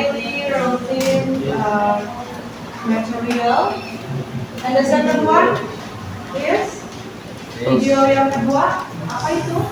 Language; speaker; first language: English; non-native, fluent; Indonesian